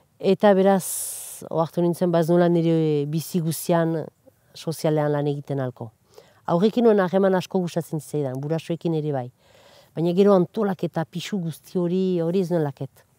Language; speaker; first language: Basque; native; Basque